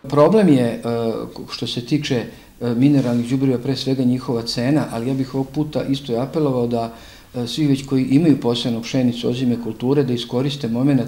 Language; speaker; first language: Serbian; native; Serbian